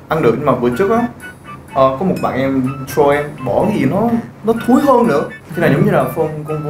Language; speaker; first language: Vietnamese; non-native, fluent; Korean